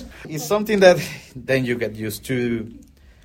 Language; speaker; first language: English; non-native, fluent; Spanish